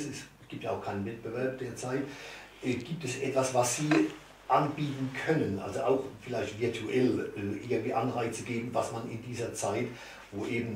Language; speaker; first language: German; native; German